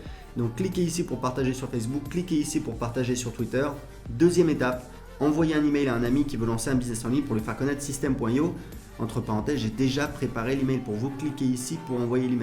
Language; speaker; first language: French; native; French